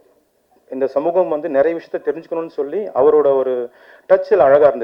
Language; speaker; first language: Tamil; native; Tamil